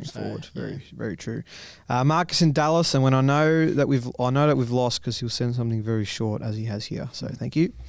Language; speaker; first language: English; native; English